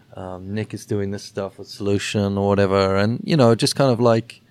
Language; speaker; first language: English; native; English